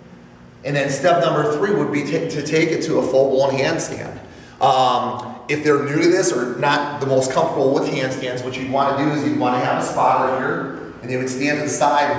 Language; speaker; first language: English; native; English